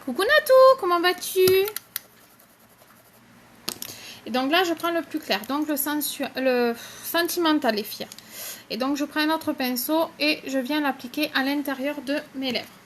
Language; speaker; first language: French; native; French